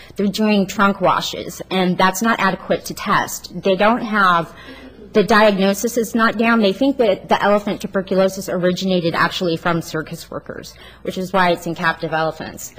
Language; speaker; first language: English; native; English